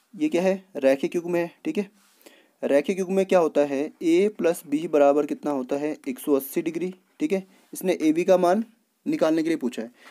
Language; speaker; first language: Hindi; native; Hindi